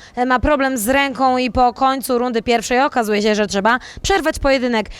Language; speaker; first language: Polish; native; Polish